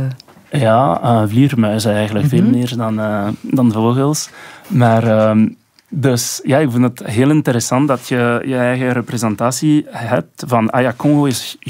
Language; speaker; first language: Dutch; non-native, local second language; French